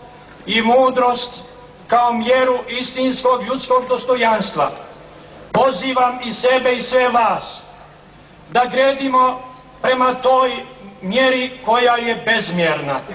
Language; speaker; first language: Serbian; native; Serbian